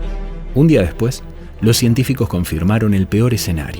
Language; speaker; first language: Spanish; native; Spanish